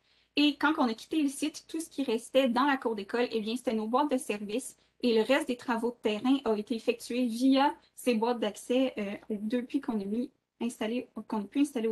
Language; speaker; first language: French; native; French